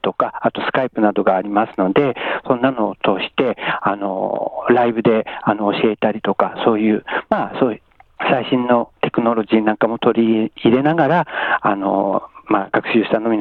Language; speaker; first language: Japanese; native; Japanese